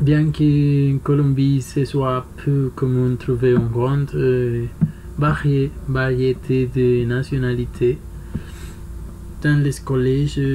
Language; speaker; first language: French; non-native, learner; Spanish